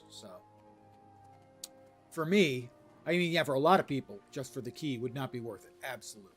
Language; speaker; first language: English; native; English